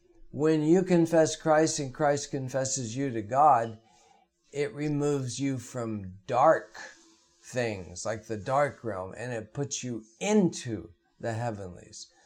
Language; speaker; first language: English; native; English